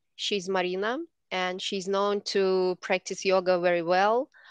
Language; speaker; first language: English; non-native, learner; Russian